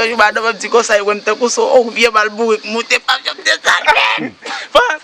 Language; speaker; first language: Haitian Creole; native; Haitian Creole